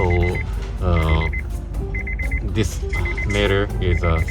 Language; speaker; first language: English; non-native, learner; Japanese